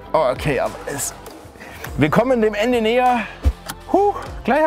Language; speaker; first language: German; native; German